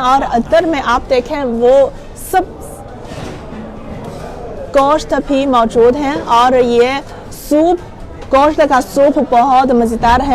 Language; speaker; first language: Hindi; non-native, learner; Chinese